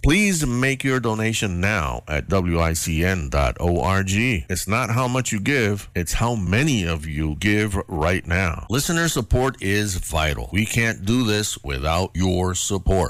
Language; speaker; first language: English; native; English